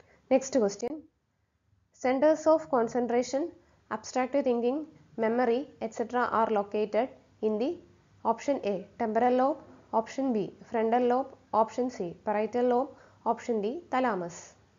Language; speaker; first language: English; non-native, local second language; Malayalam